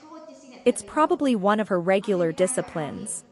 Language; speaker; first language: English; native; English